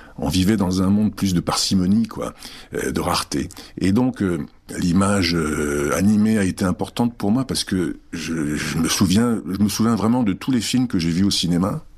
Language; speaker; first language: French; early bilingual, other home language; Czech